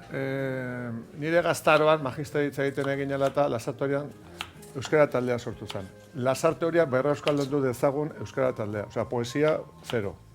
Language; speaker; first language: Basque; non-native, local second language; Spanish